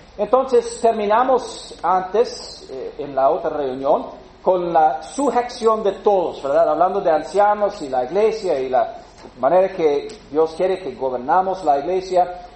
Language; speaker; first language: Spanish; non-native, fluent; English